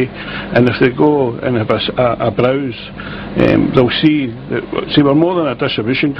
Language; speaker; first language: English; native; English